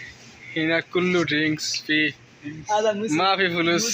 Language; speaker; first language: Arabic; non-native, learner; Bangla